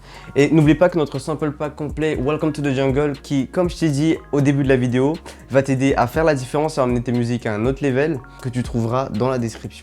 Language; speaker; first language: French; native; French